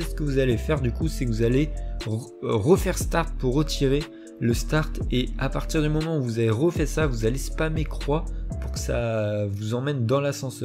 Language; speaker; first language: French; native; French